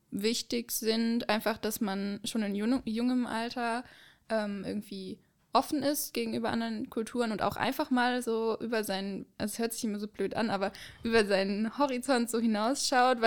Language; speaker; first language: German; native; German